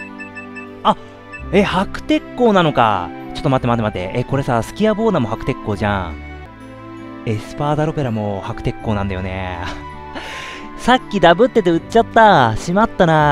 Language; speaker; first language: Japanese; native; Japanese